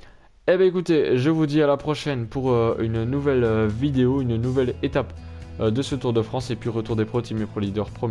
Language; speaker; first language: French; native; French